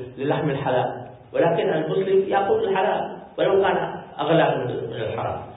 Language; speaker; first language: Arabic; non-native, fluent; Urdu